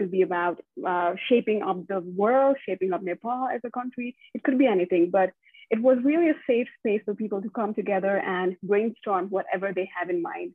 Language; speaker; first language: English; non-native, local second language; Nepali